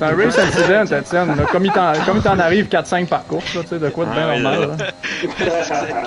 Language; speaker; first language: French; native; French